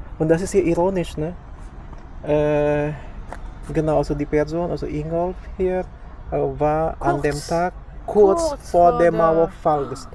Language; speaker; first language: German; non-native, fluent; Indonesian